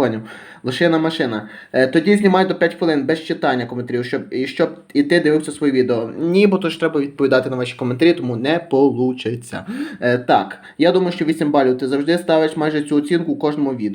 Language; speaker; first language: Ukrainian; native; Ukrainian